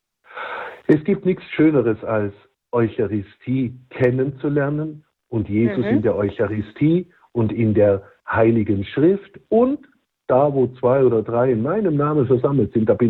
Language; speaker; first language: German; native; German